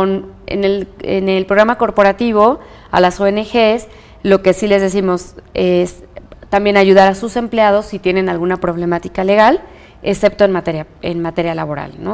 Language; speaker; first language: Spanish; native; Spanish